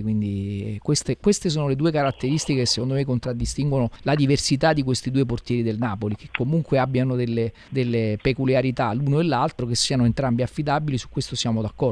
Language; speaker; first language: Italian; native; Italian